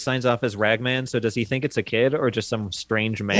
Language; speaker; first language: English; native; English